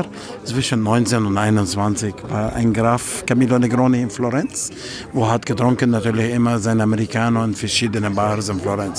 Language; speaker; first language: German; non-native, fluent; Italian